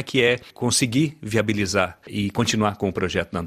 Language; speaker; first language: Portuguese; native; Portuguese